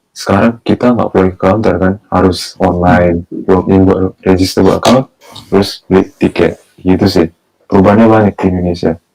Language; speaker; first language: Indonesian; early bilingual, heritage; Indonesian